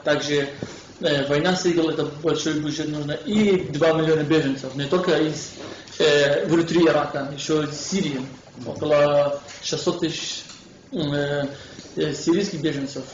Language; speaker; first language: Russian; non-native, fluent; Kurdish